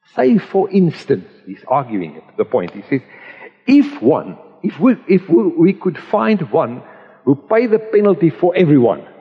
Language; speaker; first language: English; non-native, local second language; Afrikaans